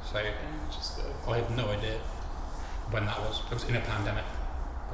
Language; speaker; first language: English; native; English